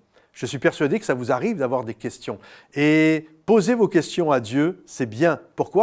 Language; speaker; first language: French; native; French